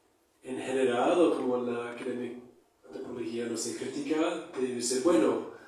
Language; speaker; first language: Spanish; non-native, fluent; English